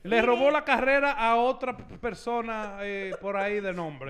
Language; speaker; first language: Spanish; early bilingual, heritage; Spanish